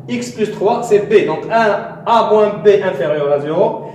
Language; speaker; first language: French; non-native, local second language; Arabic